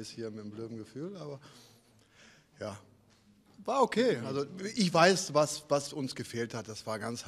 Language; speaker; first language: German; native; German